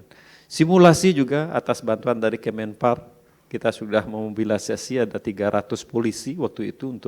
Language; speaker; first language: Indonesian; native; Indonesian